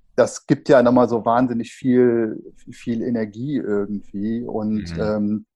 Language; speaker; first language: German; native; German